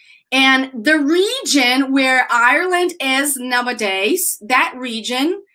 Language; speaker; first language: English; non-native, fluent; Portuguese